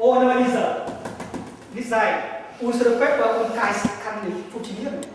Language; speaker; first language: German; non-native, learner; Vietnamese